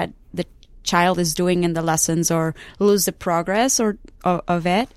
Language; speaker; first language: English; non-native, fluent; Spanish